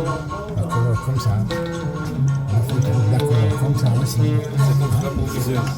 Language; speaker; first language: French; non-native, learner; Arabic